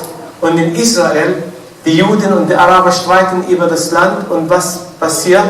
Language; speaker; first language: German; non-native, fluent; Arabic